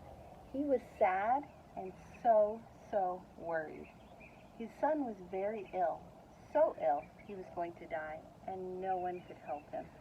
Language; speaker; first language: English; native; English